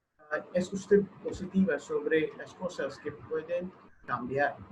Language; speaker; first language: Spanish; non-native, learner; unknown